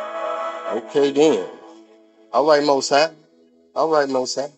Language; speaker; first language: English; native; English